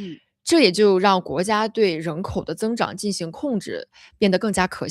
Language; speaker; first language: Chinese; native; Chinese